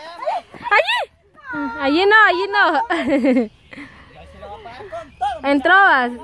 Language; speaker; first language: Spanish; native; Spanish